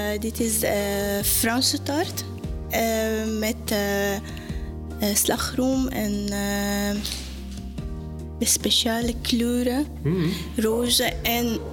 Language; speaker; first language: Dutch; non-native, learner; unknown